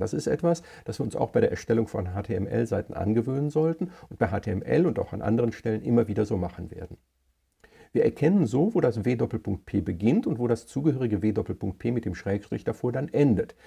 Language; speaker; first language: German; native; German